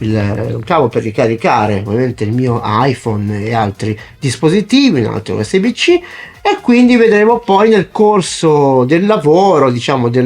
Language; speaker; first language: Italian; native; Italian